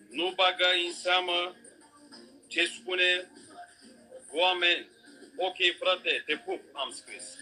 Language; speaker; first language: Romanian; non-native, fluent; Turkish